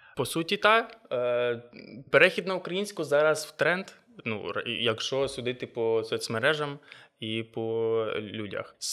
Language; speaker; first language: Ukrainian; non-native, local second language; Russian